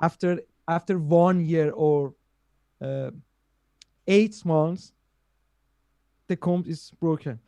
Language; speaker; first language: English; non-native, learner; Persian